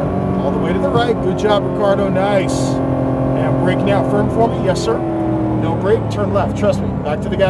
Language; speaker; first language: English; native; English